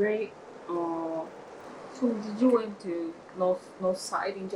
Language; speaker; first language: English; non-native, learner; Japanese